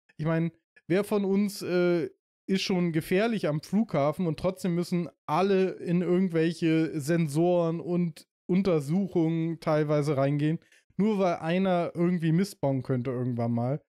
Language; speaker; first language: German; native; German